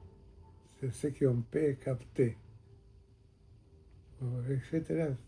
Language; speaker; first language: French; non-native, fluent; Spanish